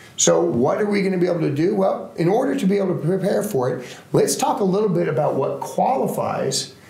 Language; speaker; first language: English; native; English